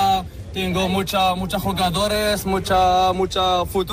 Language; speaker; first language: Spanish; non-native, learner; Arabic